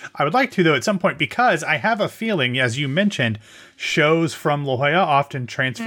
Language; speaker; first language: English; native; English